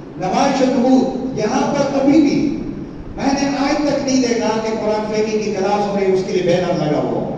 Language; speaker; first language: Urdu; non-native, local second language; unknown